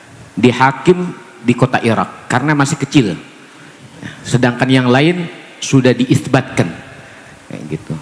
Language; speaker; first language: Indonesian; native; Indonesian